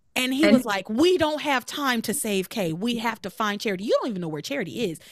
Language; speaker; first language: English; native; English